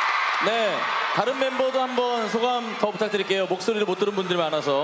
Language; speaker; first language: Korean; native; Korean